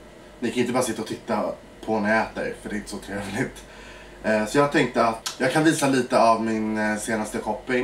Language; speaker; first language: Swedish; early bilingual, other home language; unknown